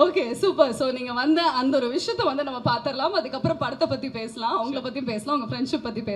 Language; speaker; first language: Tamil; native; Tamil